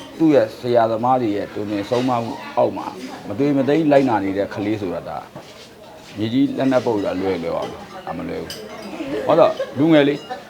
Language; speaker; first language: Burmese; native; Burmese